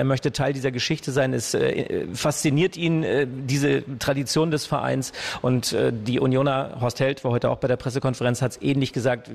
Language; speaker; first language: German; native; German